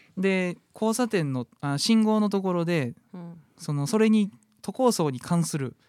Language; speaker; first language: Japanese; native; Japanese